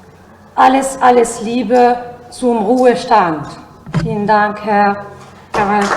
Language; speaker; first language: German; non-native, fluent; Arabic